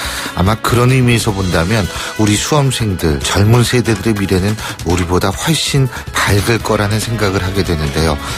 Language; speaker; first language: Korean; native; Korean